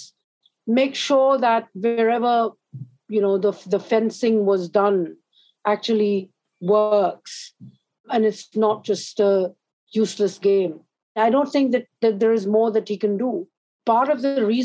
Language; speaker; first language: English; non-native, local second language; Urdu